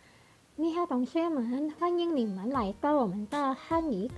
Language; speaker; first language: Chinese; non-native, fluent; Indonesian